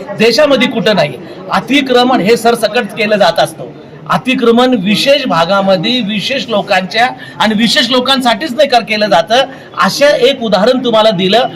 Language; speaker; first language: Marathi; native; Marathi